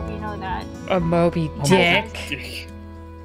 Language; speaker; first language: English; native; English